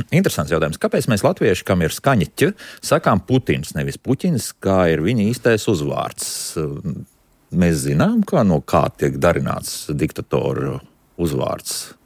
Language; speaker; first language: Latvian; native; Latvian